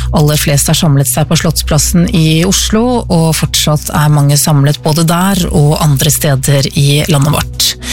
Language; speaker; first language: Norwegian; native; Norwegian